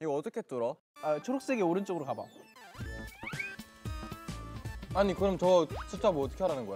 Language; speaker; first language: Korean; native; Korean